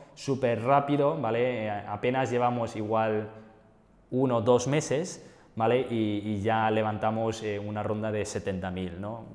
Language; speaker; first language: Spanish; non-native, fluent; Chinese